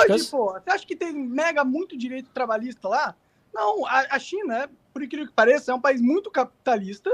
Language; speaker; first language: Portuguese; native; Portuguese